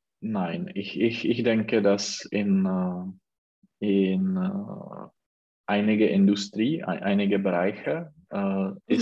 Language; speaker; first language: German; non-native, learner; Czech